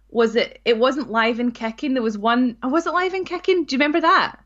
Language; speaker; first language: English; native; English